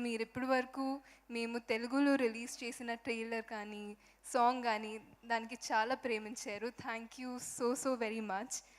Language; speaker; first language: Telugu; non-native, local second language; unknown